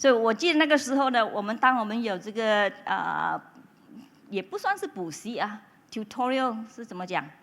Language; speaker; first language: Chinese; non-native, local second language; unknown